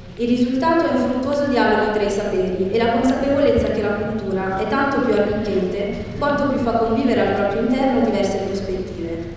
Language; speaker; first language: Italian; early bilingual, other home language; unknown